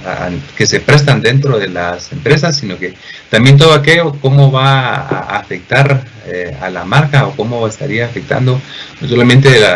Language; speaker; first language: Spanish; native; Spanish